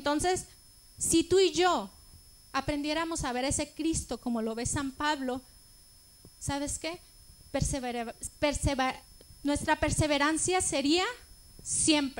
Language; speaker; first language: Spanish; native; Spanish